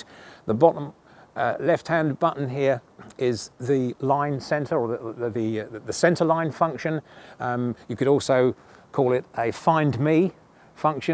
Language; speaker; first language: English; native; English